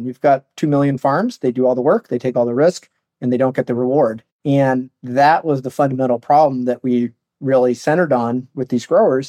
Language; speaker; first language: English; native; English